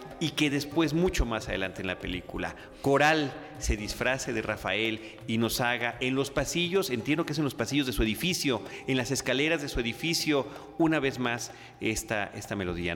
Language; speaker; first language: Spanish; native; Spanish